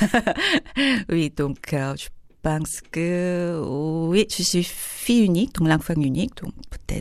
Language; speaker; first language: French; non-native, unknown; Korean